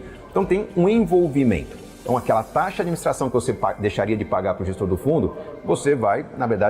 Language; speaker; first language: Portuguese; native; Portuguese